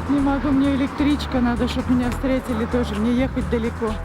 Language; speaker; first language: Russian; native; Russian